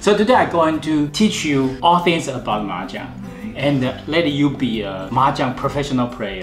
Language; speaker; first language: English; non-native, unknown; Chinese